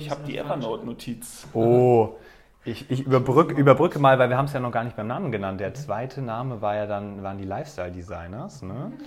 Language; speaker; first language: German; native; German